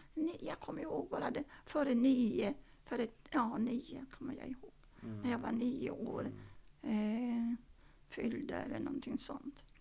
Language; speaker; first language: Swedish; non-native, fluent; Yiddish